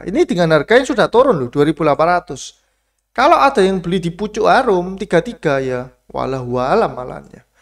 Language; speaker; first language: Indonesian; native; Indonesian